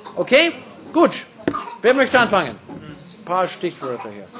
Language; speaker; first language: German; non-native, fluent; English